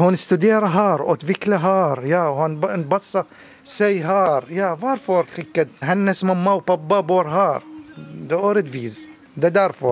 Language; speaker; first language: Swedish; non-native, learner; Arabic